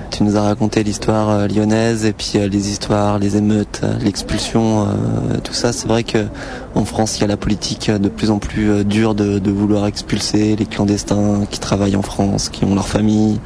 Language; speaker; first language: French; native; French